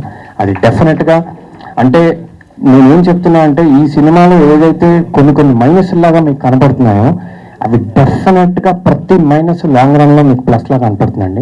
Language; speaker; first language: Telugu; native; Telugu